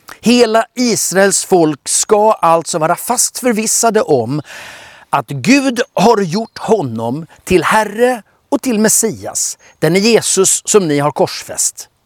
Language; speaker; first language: Swedish; native; Swedish